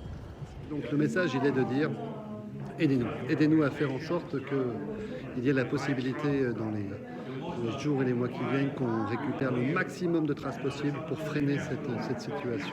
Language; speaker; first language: French; native; French